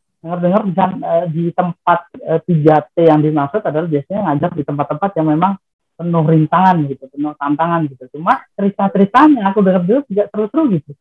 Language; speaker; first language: Indonesian; non-native, local second language; Javanese